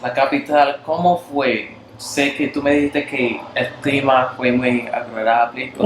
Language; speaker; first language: Spanish; non-native, learner; English